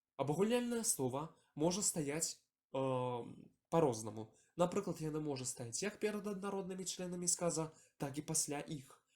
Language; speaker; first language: Belarusian; non-native, local second language; Russian